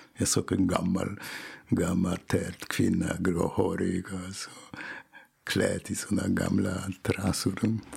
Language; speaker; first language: Swedish; non-native, fluent; Polish